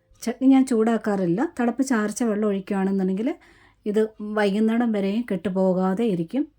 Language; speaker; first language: Malayalam; native; Malayalam